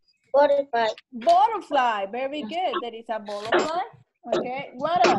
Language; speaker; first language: English; non-native, learner; Spanish